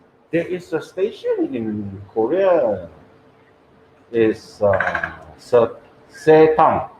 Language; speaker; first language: English; non-native, fluent; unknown